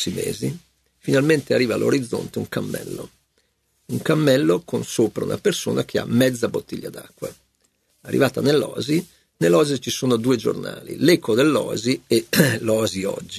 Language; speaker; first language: Italian; native; Italian